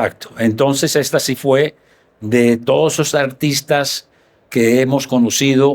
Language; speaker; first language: Spanish; early bilingual, heritage; Spanish